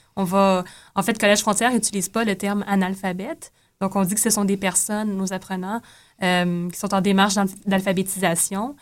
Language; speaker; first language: French; native; French